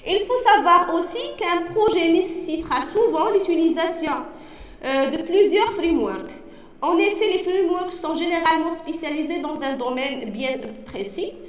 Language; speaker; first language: French; non-native, local second language; Arabic